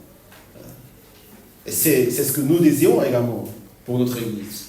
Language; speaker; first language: French; non-native, fluent; Korean